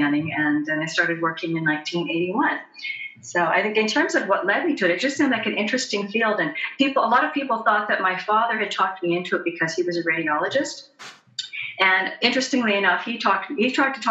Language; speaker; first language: English; native; English